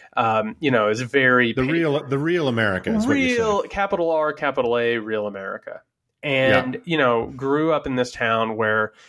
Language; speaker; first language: English; native; English